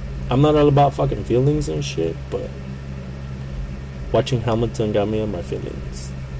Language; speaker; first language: English; early bilingual, other home language; Spanish